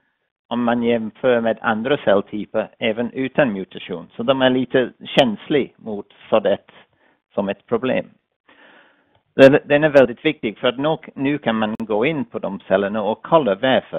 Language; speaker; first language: Swedish; non-native, fluent; English